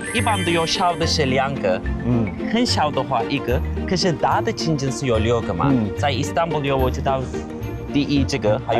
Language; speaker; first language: Chinese; non-native, fluent; Turkish